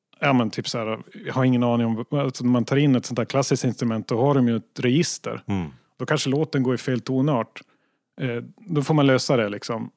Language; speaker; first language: Swedish; native; Swedish